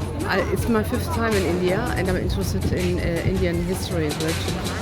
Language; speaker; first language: English; non-native, fluent; German